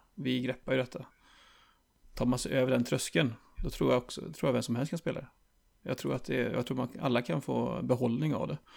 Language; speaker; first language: Swedish; native; Swedish